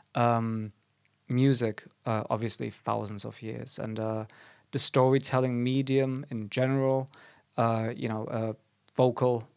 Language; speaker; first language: English; non-native, fluent; German